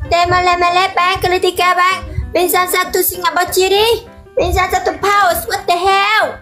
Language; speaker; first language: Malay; non-native, learner; Vietnamese